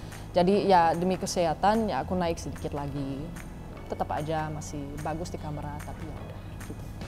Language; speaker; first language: Indonesian; non-native, fluent; Dutch